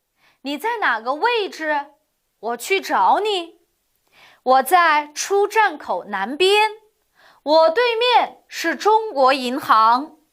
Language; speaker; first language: Chinese; non-native, fluent; Uyghur